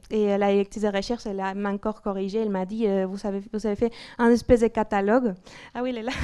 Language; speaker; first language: French; non-native, fluent; Spanish